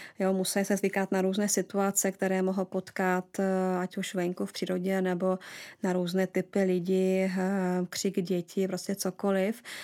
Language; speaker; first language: Czech; non-native, fluent; Russian